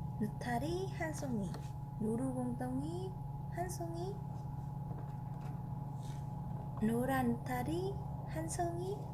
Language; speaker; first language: Korean; non-native, fluent; Vietnamese